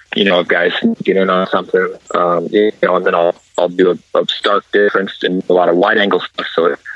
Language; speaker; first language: English; native; English